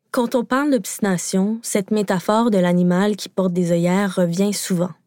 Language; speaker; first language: French; native; French